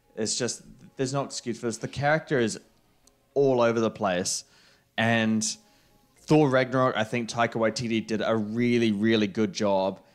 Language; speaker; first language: English; native; English